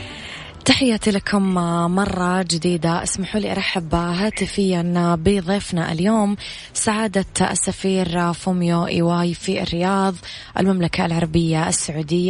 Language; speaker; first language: Arabic; native; Arabic